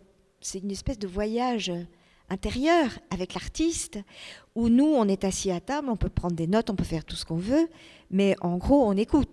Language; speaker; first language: French; native; French